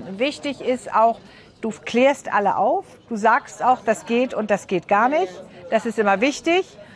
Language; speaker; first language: German; native; German